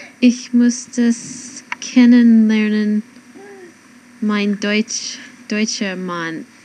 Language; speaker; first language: German; non-native, learner; English